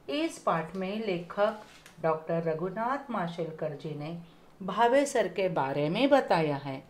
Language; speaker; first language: Hindi; non-native, local second language; Marathi